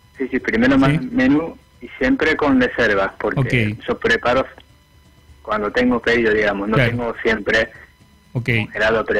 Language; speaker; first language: Spanish; non-native, fluent; Japanese